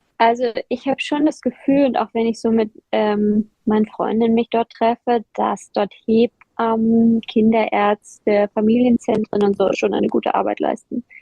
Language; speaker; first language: German; native; German